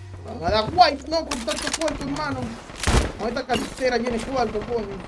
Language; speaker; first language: Spanish; native; Spanish